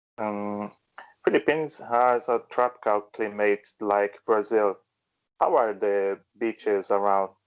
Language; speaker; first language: English; non-native, learner; Portuguese